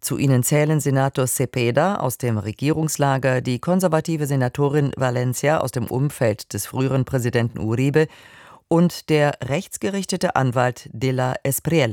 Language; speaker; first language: German; native; German